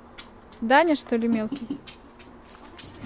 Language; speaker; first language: Russian; native; Russian